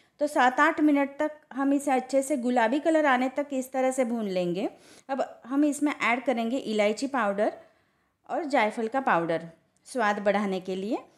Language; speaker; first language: Hindi; non-native, local second language; Marathi